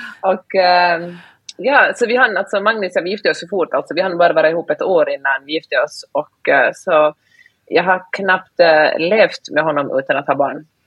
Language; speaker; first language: Swedish; native; Swedish